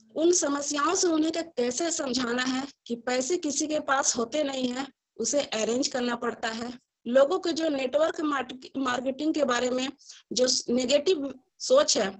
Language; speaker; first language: Hindi; native; Hindi